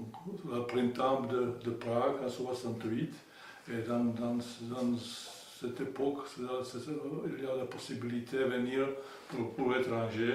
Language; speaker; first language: French; non-native, fluent; Czech